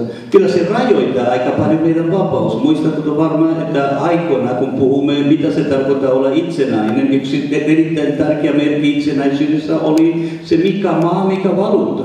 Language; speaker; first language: Finnish; non-native, fluent; Spanish